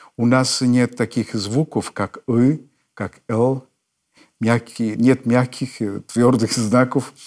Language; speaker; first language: Russian; non-native, fluent; Spanish